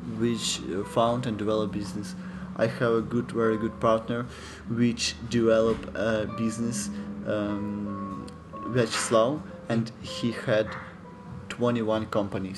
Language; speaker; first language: English; non-native, learner; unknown